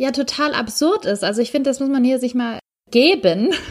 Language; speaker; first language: German; native; German